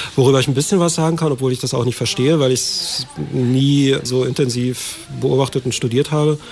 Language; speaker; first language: German; native; German